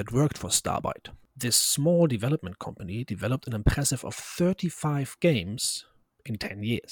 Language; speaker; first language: English; non-native, fluent; German